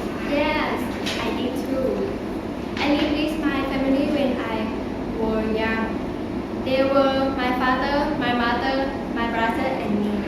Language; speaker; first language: English; non-native, learner; Thai